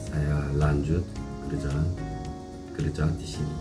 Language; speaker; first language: Indonesian; non-native, learner; Korean